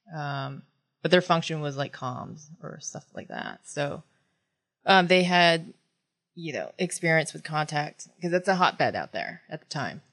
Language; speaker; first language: English; early bilingual, other home language; Filipino